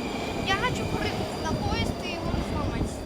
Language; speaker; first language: Russian; early bilingual, other home language; English